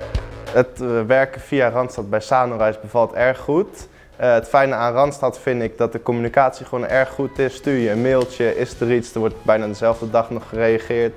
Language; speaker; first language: Dutch; native; Dutch